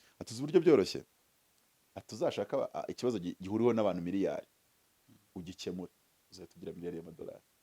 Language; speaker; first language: Kinyarwanda; early bilingual, heritage; Kinyarwanda